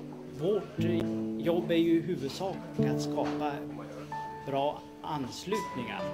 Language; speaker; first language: Swedish; native; Swedish